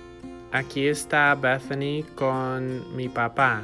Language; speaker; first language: Spanish; non-native, fluent; English